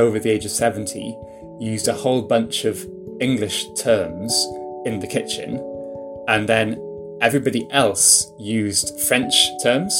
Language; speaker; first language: English; non-native, local second language; Welsh